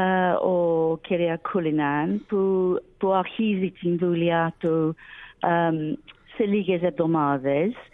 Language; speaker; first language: Greek; non-native, learner; English